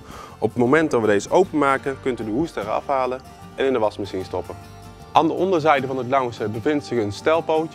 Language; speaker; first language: Dutch; native; Dutch